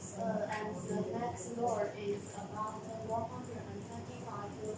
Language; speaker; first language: English; non-native, learner; Chinese